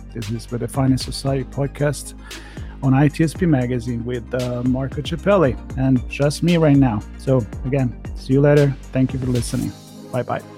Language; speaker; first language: English; non-native, fluent; Italian